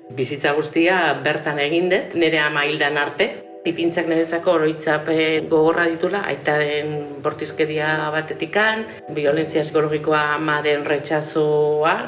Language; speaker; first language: Basque; native; Basque